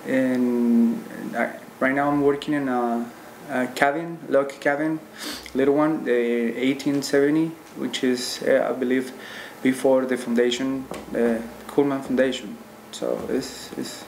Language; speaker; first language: English; non-native, learner; Spanish